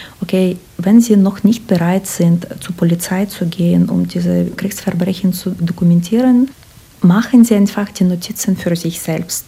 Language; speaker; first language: German; non-native, fluent; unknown